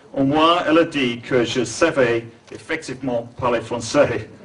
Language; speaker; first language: French; non-native, learner; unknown